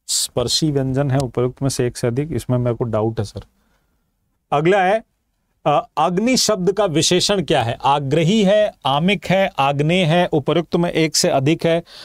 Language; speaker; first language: Hindi; native; Hindi